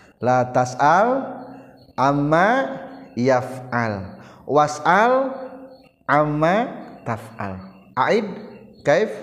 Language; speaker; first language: Arabic; non-native, learner; Indonesian